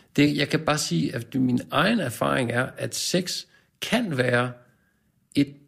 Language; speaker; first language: Danish; native; Danish